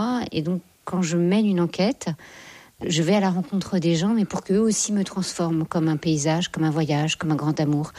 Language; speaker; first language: French; native; French